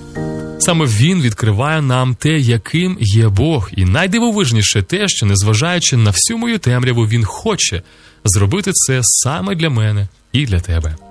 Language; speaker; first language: Ukrainian; native; Ukrainian